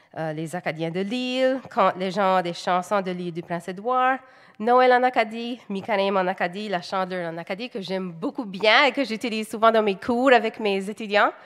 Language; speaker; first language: French; native; French